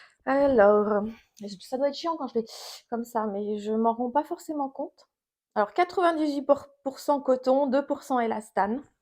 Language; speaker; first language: French; native; French